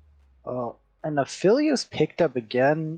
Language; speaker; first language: English; native; English